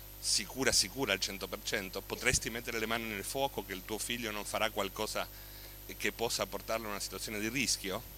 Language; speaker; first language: Italian; non-native, fluent; Spanish